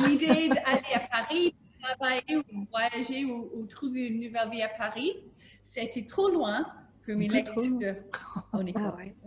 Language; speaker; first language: French; non-native, learner; English